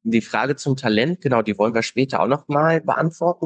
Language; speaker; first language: German; native; German